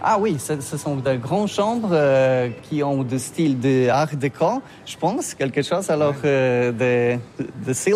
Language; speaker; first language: French; non-native, learner; Polish